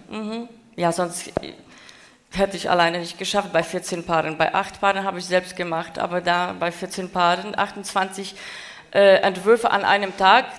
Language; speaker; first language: German; non-native, fluent; Polish